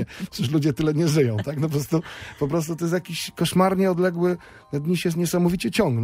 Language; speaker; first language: Polish; native; Polish